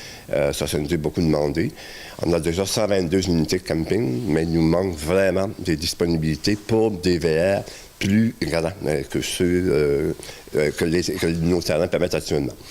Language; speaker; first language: French; native; French